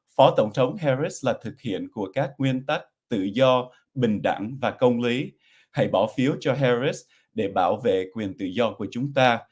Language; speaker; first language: Vietnamese; early bilingual, heritage; Vietnamese